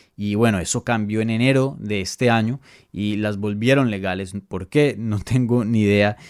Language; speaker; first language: Spanish; native; Spanish